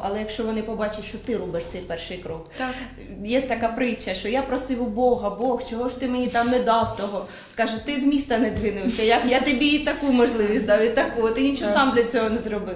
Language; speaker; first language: Ukrainian; native; Ukrainian